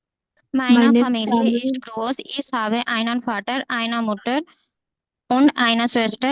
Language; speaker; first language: German; non-native, learner; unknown